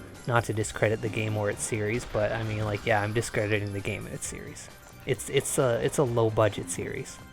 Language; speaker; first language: English; native; English